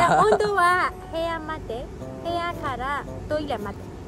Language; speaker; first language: Japanese; non-native, learner; Burmese